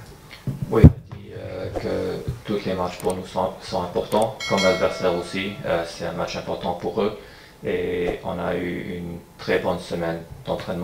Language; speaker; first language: French; non-native, fluent; English